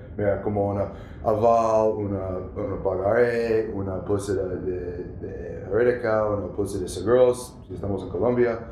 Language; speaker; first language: Spanish; non-native, learner; English